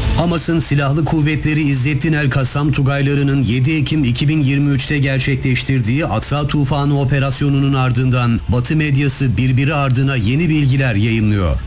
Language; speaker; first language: Turkish; native; Turkish